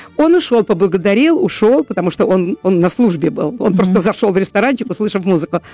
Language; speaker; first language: Russian; native; Russian